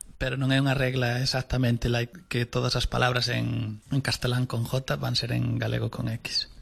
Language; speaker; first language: Spanish; non-native, local second language; Galician